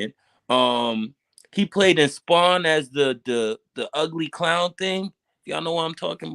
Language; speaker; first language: English; native; English